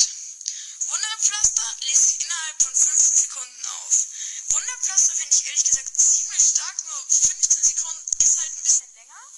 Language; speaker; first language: German; native; German